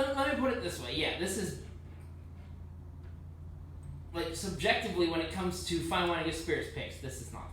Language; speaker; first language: English; native; English